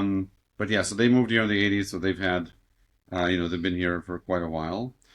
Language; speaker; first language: English; native; English